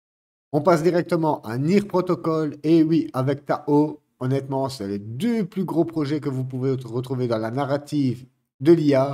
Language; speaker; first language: French; native; French